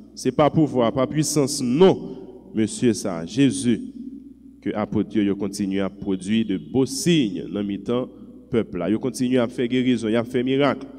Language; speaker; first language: French; non-native, local second language; Haitian Creole